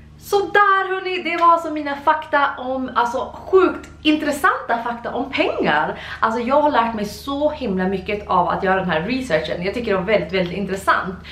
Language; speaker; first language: Swedish; native; Swedish